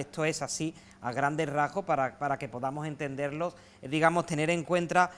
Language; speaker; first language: Spanish; native; Spanish